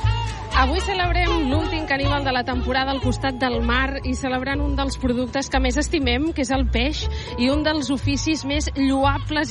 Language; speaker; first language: Catalan; native; Catalan